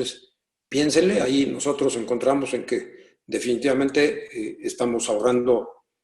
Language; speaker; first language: Spanish; native; Spanish